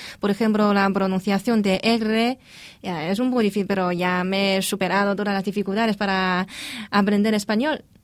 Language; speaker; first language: Spanish; non-native, fluent; Chinese